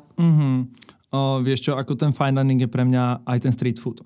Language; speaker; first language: Slovak; native; Slovak